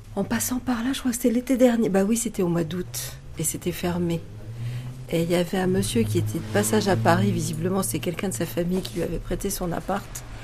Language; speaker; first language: French; native; French